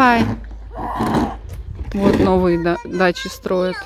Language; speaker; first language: Russian; native; Russian